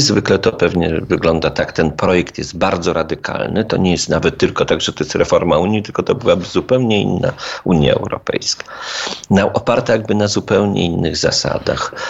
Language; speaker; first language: Polish; native; Polish